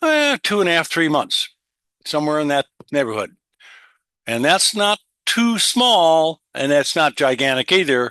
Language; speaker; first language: English; native; English